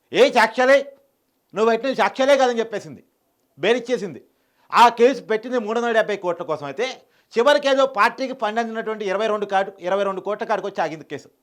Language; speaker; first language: Telugu; native; Telugu